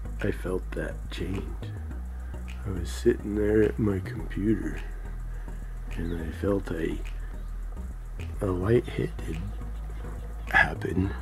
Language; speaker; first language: English; native; English